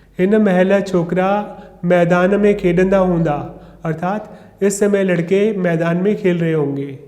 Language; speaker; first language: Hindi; non-native, local second language; Sindhi